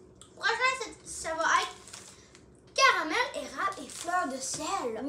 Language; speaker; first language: French; non-native, local second language; English